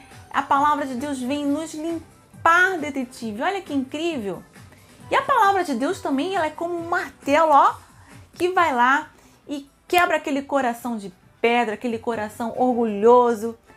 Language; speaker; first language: Portuguese; native; Portuguese